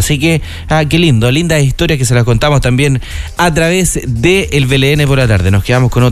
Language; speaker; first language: Spanish; native; Spanish